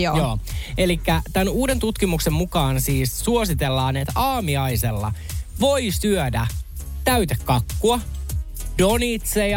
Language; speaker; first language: Finnish; native; Finnish